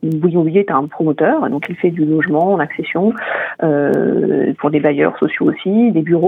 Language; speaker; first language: French; native; French